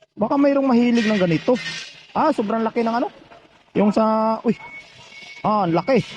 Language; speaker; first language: Filipino; native; Filipino